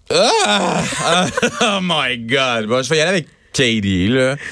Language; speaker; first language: French; native; French